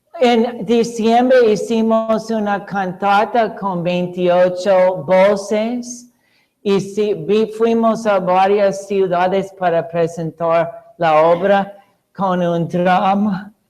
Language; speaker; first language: Spanish; non-native, fluent; English